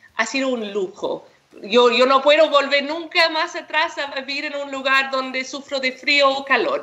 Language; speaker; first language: Spanish; non-native, fluent; English